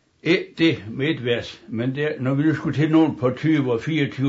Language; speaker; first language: Danish; native; Danish